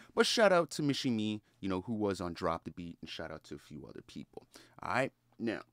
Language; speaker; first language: English; native; English